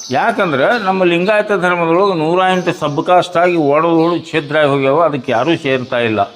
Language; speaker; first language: Kannada; native; Kannada